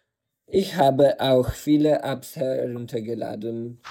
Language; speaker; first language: German; non-native, learner; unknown